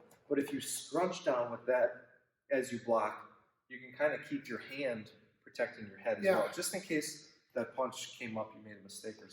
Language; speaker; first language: English; native; English